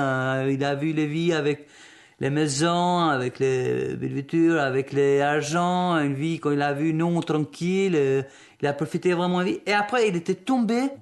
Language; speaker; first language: French; non-native, learner; Albanian